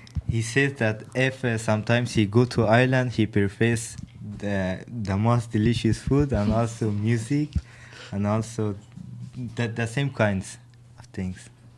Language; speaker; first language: English; non-native, learner; Persian